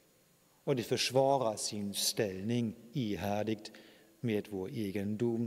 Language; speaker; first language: Swedish; non-native, fluent; German